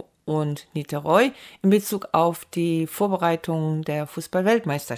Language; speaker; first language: German; native; German